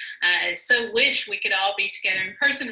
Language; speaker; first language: English; native; English